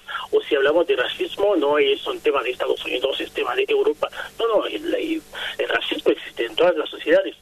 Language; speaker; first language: Spanish; non-native, fluent; Haitian Creole